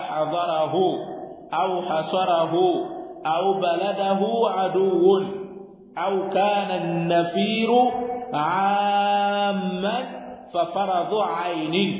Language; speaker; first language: Arabic; non-native, fluent; Swahili